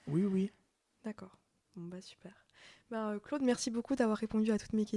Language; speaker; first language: French; native; French